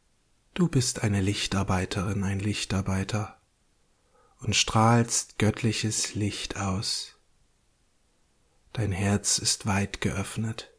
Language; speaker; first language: German; native; German